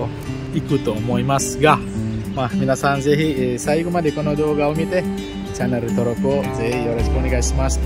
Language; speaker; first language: Japanese; non-native, fluent; Balinese